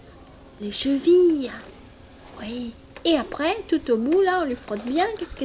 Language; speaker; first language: French; native; French